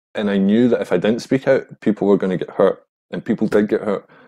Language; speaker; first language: English; native; English